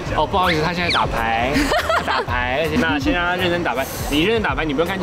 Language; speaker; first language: Chinese; native; Chinese